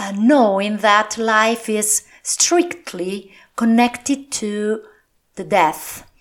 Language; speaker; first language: English; non-native, fluent; Italian